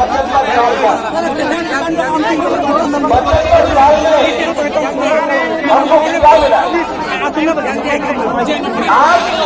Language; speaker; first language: Hindi; non-native, local second language; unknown